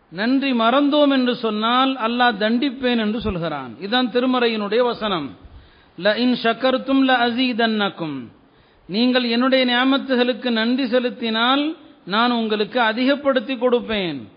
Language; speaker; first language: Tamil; native; Tamil